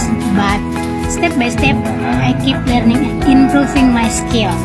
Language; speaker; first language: English; non-native, learner; Indonesian